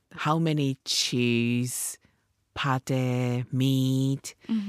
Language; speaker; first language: English; non-native, learner; Japanese